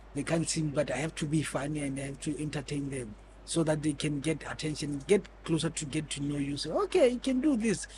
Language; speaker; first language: English; non-native, local second language; Tswana